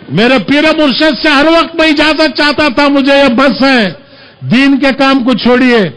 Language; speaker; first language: Urdu; native; Urdu